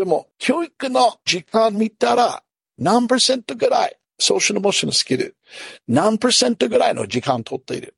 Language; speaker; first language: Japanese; non-native, learner; English